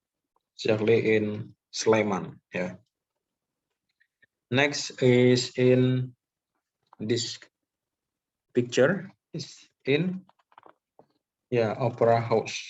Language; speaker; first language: English; non-native, local second language; Indonesian